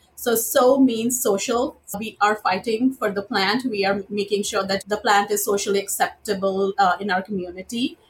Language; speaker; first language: English; non-native, local second language; Marathi